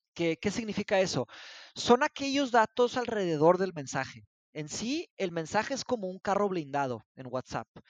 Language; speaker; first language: Spanish; early bilingual, other home language; Portuguese